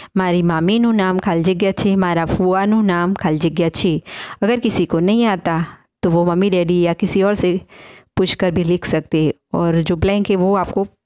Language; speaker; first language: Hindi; non-native, local second language; Gujarati